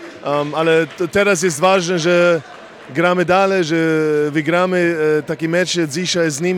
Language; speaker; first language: Polish; non-native, fluent; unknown